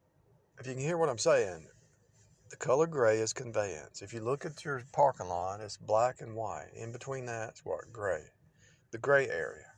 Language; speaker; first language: English; native; English